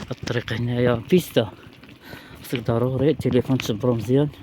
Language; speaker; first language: Arabic; native; Arabic